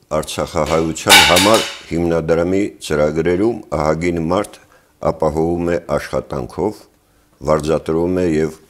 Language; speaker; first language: Armenian; native; Armenian